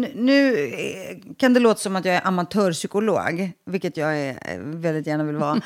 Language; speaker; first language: Swedish; early bilingual, other home language; Greek